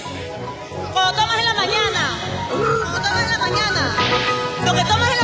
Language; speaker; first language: Spanish; native; Spanish